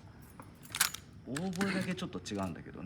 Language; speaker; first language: Japanese; native; Japanese